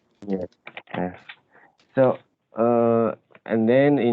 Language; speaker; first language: English; non-native, learner; Indonesian